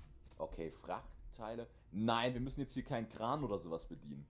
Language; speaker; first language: German; native; German